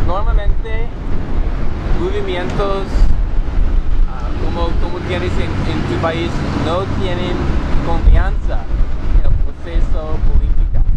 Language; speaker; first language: Spanish; non-native, learner; English